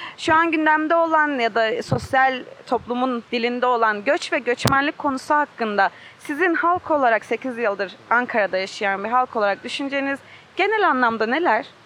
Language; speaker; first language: Turkish; native; Turkish